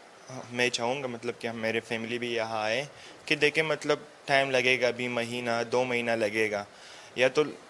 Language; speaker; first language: Hindi; non-native, fluent; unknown